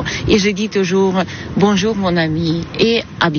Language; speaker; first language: French; non-native, fluent; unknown